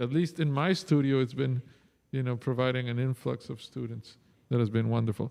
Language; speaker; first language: English; non-native, fluent; Spanish